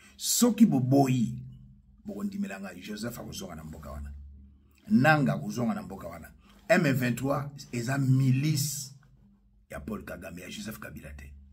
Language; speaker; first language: Lingala; non-native, local second language; Luba-Lulua